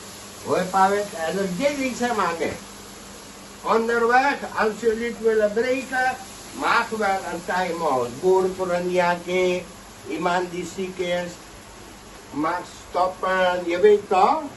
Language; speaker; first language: Dutch; non-native, local second language; Caribbean Hindustani